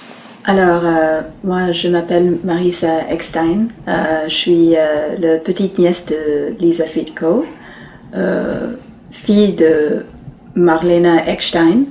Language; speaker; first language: French; non-native, learner; English